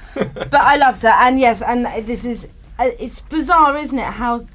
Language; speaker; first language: English; native; English